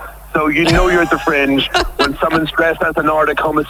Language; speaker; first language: English; native; English